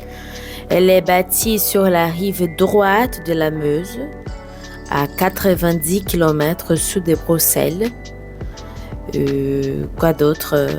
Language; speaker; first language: French; non-native, fluent; Portuguese